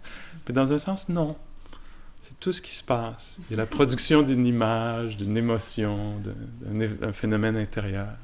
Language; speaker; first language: French; native; French